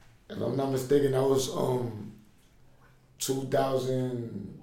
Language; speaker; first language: English; early bilingual, other home language; Spanish